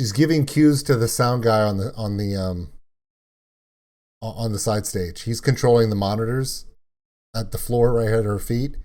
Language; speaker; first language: English; native; English